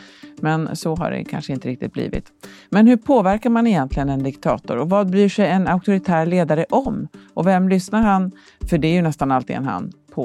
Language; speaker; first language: Swedish; native; Swedish